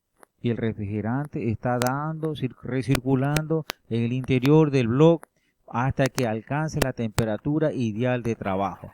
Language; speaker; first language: Spanish; native; Spanish